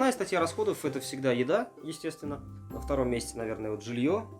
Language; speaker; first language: Russian; native; Russian